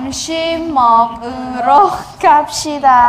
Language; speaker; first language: Korean; non-native, learner; Vietnamese